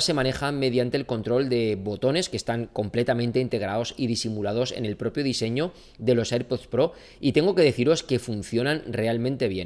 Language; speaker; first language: Spanish; native; Spanish